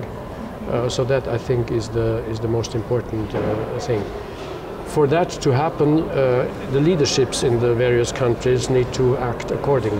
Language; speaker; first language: English; non-native, fluent; German